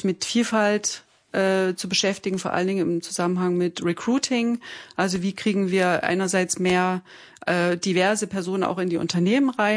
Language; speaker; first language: German; native; German